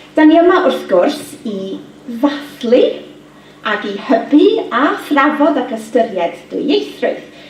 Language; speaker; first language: Welsh; native; Welsh